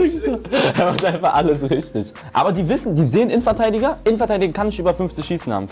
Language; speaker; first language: German; native; German